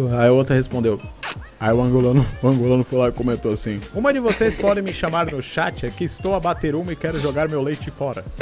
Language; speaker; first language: Portuguese; native; Portuguese